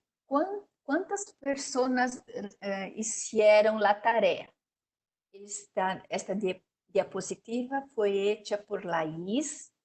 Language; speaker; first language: Spanish; non-native, learner; Portuguese